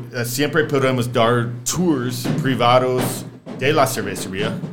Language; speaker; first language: Spanish; non-native, fluent; English